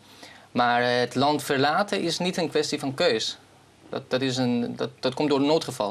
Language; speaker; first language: Dutch; non-native, fluent; Persian